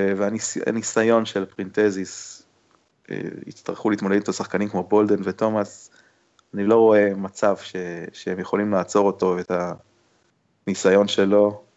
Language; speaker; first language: Hebrew; native; Hebrew